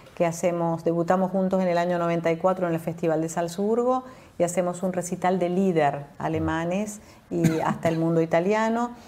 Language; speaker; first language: Spanish; native; Spanish